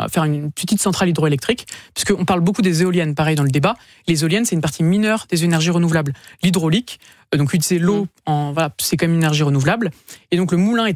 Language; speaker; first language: French; native; French